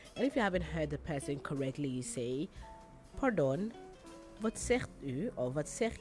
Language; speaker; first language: Dutch; non-native, fluent; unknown